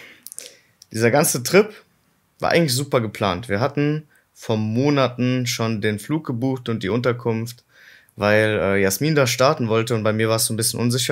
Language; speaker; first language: German; native; German